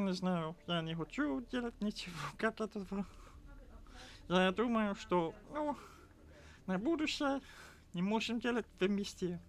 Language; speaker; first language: Russian; non-native, learner; English